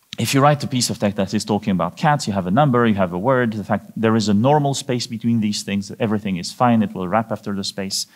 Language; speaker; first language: English; non-native, fluent; French